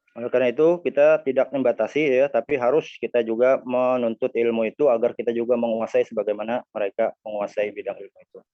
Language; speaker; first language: Indonesian; native; Indonesian